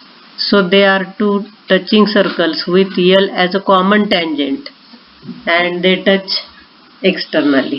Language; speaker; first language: English; non-native, local second language; Marathi